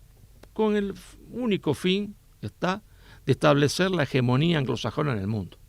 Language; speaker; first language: Spanish; native; Spanish